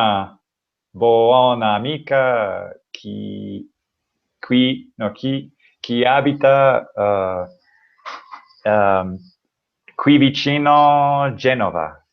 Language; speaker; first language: Italian; non-native, learner; English